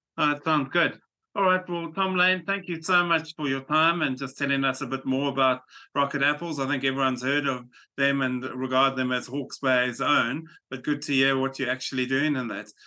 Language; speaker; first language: English; native; English